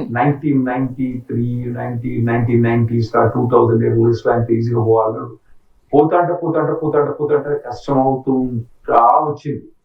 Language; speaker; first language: Telugu; native; Telugu